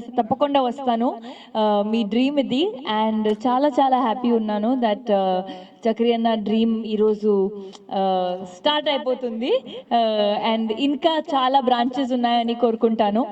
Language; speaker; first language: Telugu; non-native, fluent; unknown